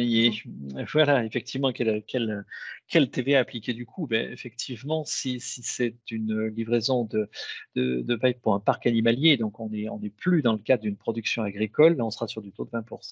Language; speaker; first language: French; native; French